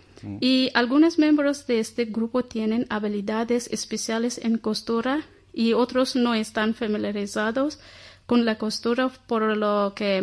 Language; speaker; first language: Spanish; non-native, learner; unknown